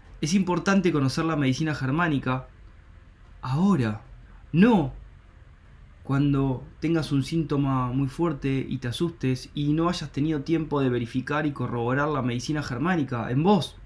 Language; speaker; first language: Spanish; native; Spanish